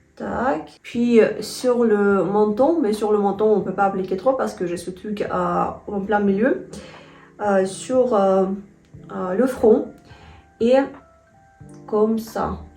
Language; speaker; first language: French; non-native, fluent; Russian